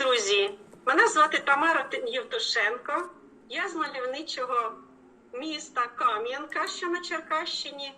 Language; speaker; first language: Ukrainian; native; Ukrainian